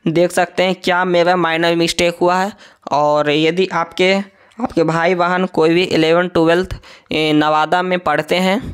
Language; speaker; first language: Hindi; native; Hindi